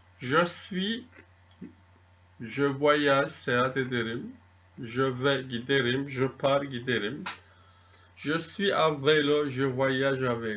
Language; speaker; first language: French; non-native, fluent; Turkish